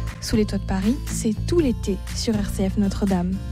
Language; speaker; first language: French; native; French